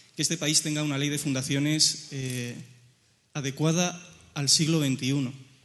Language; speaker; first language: Spanish; native; Spanish